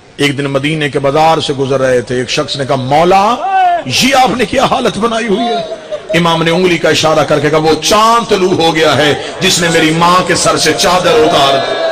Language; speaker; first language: Urdu; non-native, local second language; Punjabi